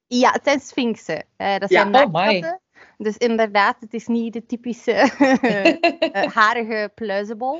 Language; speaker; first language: Dutch; native; Dutch